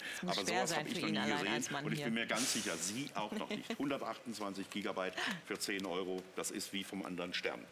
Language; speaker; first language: German; native; German